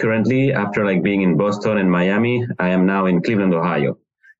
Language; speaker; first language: English; non-native, fluent; French